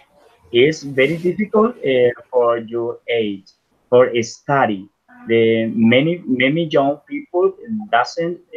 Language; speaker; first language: English; non-native, learner; Spanish